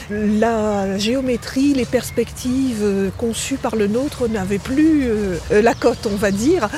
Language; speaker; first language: French; native; French